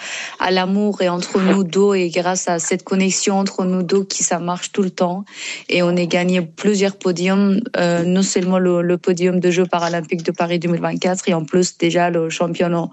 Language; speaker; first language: French; non-native, learner; Persian